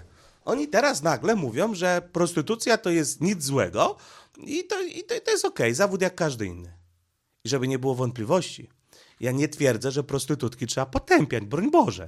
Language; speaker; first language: Polish; native; Polish